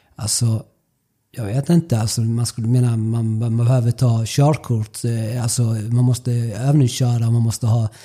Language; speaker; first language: Swedish; early bilingual, other home language; Spanish